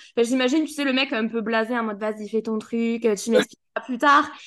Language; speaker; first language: French; native; French